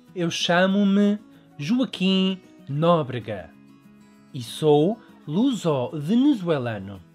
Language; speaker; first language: Portuguese; early bilingual, other home language; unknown